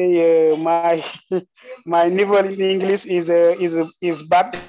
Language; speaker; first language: English; non-native, learner; French